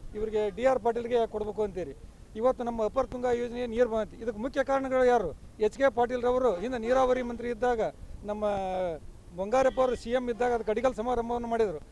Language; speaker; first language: Kannada; native; Kannada